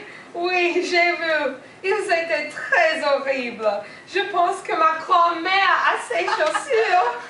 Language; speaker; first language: French; non-native, learner; English